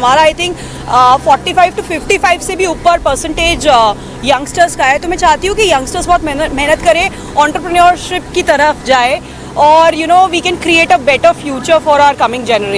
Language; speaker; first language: Hindi; native; Hindi